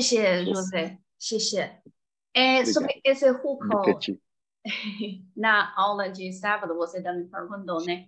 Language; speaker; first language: Portuguese; non-native, fluent; Chinese